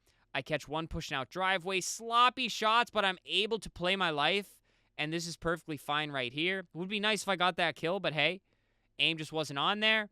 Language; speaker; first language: English; native; English